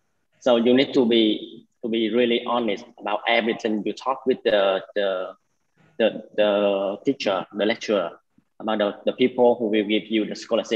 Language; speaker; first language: English; non-native, learner; Vietnamese